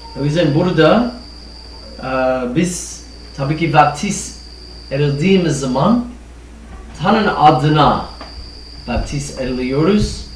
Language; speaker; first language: Turkish; non-native, fluent; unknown